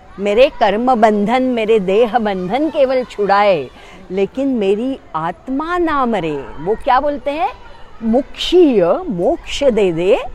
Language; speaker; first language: Hindi; non-native, local second language; Marathi